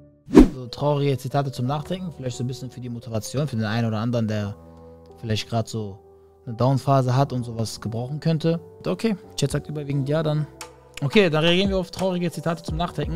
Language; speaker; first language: German; native; German